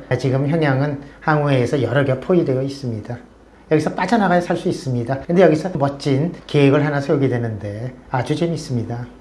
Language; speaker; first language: Korean; native; Korean